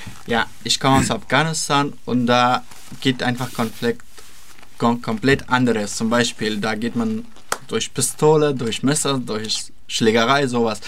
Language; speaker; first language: German; non-native, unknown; Persian